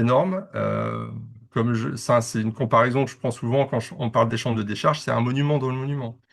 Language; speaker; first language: French; native; French